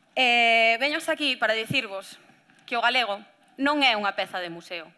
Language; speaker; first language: Galician; native; Galician